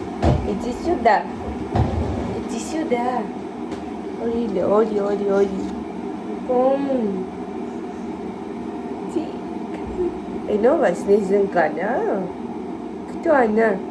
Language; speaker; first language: Russian; non-native, fluent; Armenian